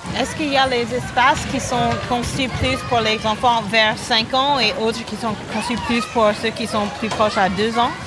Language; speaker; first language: French; non-native, fluent; English